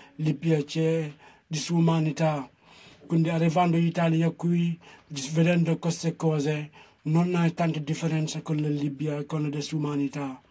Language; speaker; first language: Italian; non-native, fluent; Wolof